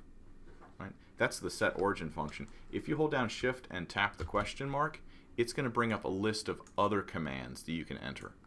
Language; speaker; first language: English; native; English